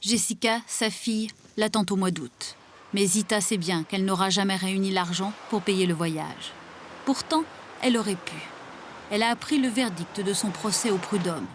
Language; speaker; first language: French; native; French